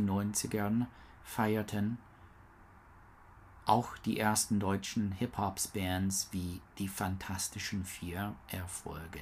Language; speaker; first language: German; non-native, learner; English